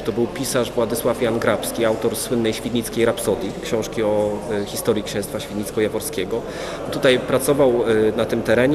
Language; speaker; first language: Polish; native; Polish